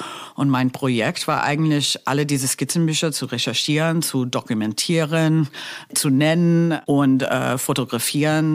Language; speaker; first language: German; non-native, fluent; English